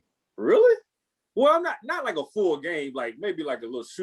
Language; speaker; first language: English; native; English